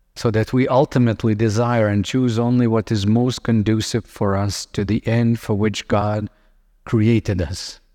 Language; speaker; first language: English; non-native, fluent; Lithuanian